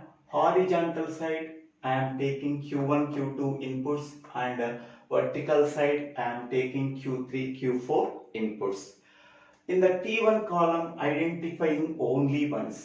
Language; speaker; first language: English; non-native, local second language; Telugu